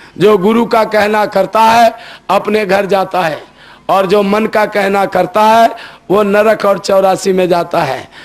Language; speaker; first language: Hindi; native; Hindi